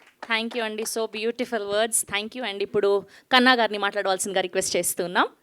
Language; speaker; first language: Telugu; native; Telugu